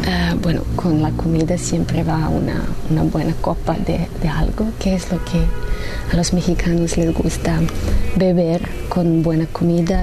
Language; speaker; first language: Spanish; non-native, fluent; Serbian